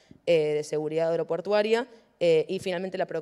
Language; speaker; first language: Spanish; native; Spanish